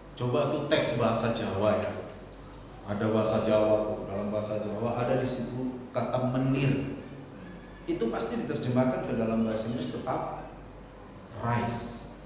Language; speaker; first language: Indonesian; non-native, local second language; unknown